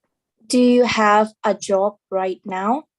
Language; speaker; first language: English; non-native, learner; Thai